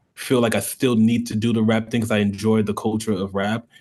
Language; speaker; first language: English; native; English